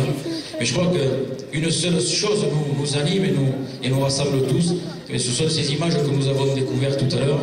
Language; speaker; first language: French; native; French